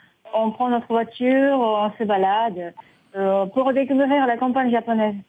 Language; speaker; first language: French; non-native, fluent; Japanese